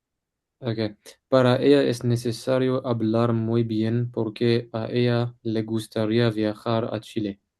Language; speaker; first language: Spanish; non-native, learner; English